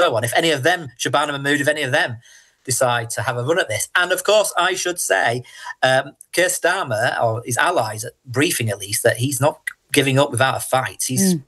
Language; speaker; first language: English; native; English